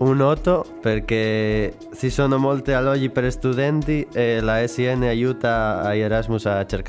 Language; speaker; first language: Italian; non-native, learner; Spanish